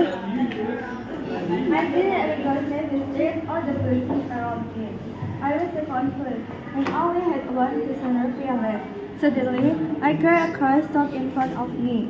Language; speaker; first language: English; non-native, learner; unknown